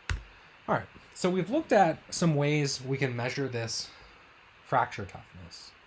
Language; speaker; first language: English; native; English